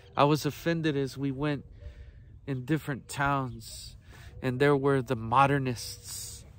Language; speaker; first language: English; native; English